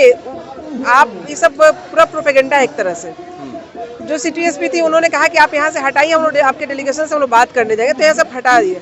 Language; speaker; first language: Hindi; native; Hindi